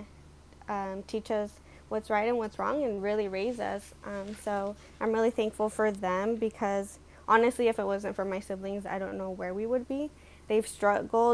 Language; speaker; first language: English; native; English